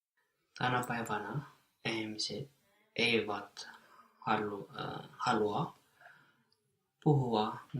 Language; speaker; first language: Finnish; non-native, learner; English